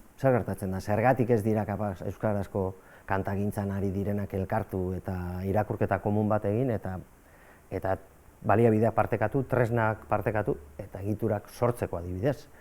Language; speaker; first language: Basque; native; Basque